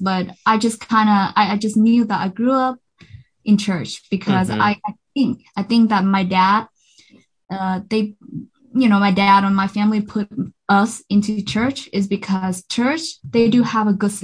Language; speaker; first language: English; non-native, fluent; Vietnamese